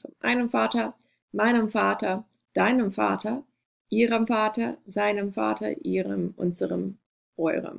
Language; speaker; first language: German; non-native, fluent; English